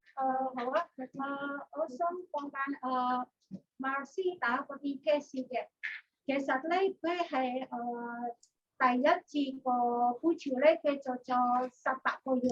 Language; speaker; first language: Cantonese; non-native, learner; Indonesian